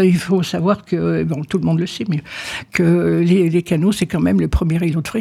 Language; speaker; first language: French; native; French